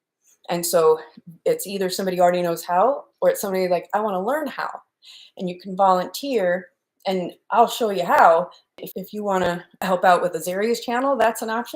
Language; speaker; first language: English; native; English